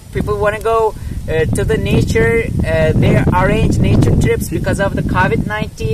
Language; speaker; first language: English; non-native, learner; Turkish